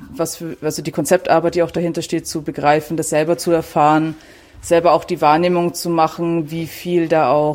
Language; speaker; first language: German; native; German